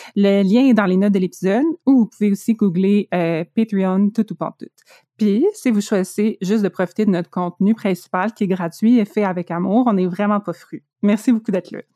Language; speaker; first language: French; native; French